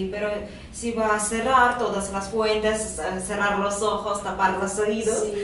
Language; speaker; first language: Spanish; non-native, fluent; Russian